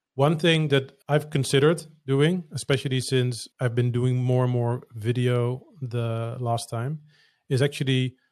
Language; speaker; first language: English; non-native, fluent; Dutch